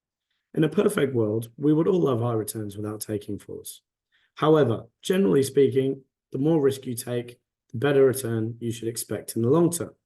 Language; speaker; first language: English; native; English